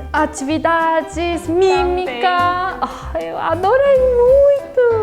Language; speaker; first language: Portuguese; non-native, fluent; Korean